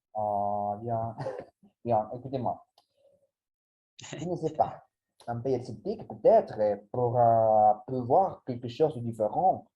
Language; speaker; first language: French; non-native, learner; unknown